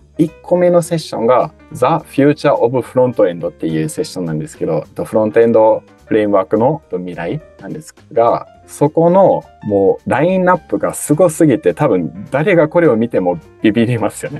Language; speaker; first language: Japanese; native; Japanese